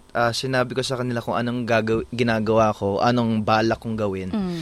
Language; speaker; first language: Filipino; non-native, fluent; English